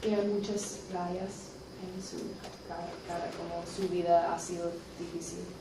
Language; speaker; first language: Spanish; non-native, learner; English